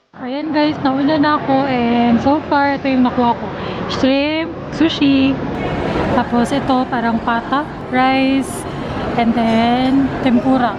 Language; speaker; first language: Filipino; non-native, local second language; Cebuano